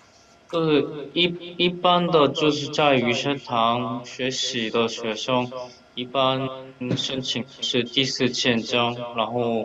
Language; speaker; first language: Chinese; non-native, fluent; Korean